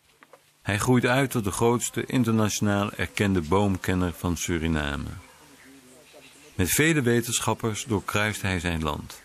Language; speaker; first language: Dutch; native; Dutch